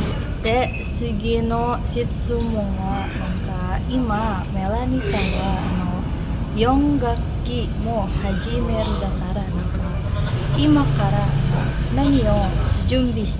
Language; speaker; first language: Japanese; non-native, learner; Indonesian